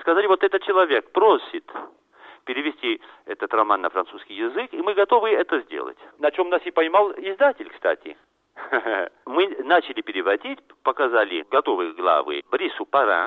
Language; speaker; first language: Russian; non-native, fluent; French